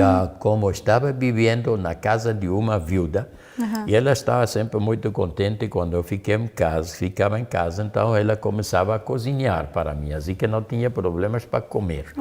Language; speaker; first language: Portuguese; non-native, fluent; German